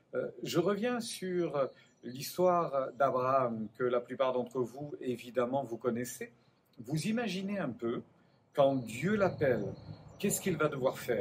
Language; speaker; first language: French; native; French